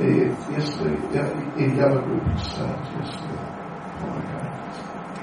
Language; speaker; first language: Russian; non-native, learner; English